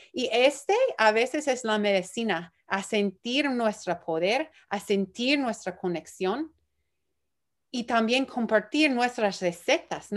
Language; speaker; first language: Spanish; early bilingual, heritage; Spanish